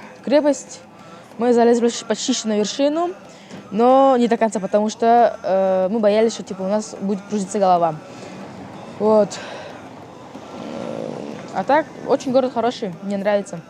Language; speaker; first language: Russian; non-native, local second language; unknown